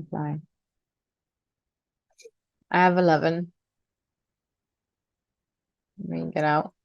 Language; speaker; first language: English; native; English